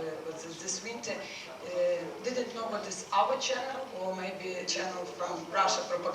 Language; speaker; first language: English; non-native, learner; Ukrainian